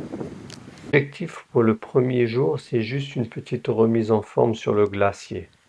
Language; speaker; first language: French; native; French